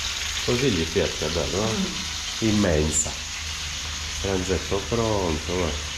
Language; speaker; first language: Italian; native; Italian